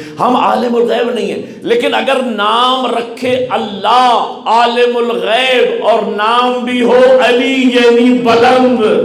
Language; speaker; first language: Urdu; non-native, local second language; Punjabi